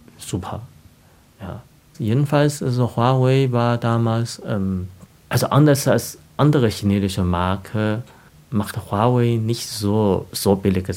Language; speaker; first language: German; non-native, fluent; Chinese